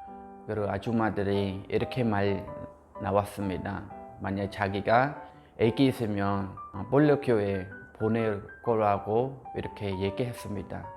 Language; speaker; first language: Korean; non-native, fluent; Khmer